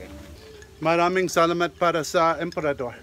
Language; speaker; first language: Filipino; non-native, learner; English